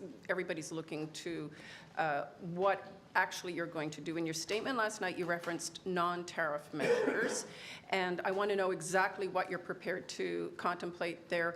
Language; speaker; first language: English; native; English